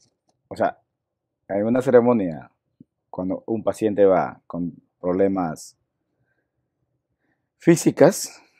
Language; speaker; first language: Spanish; non-native, local second language; Shipibo-Conibo